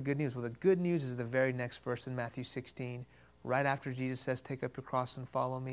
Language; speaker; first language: English; early bilingual, other home language; Persian